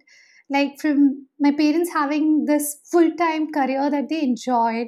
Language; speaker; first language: English; non-native, local second language; Hindi